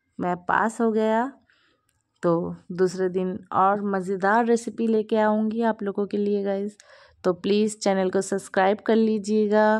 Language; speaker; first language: Hindi; non-native, local second language; Bangla